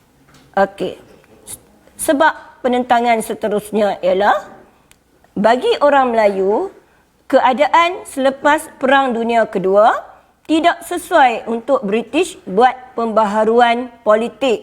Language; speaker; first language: Malay; native; Malay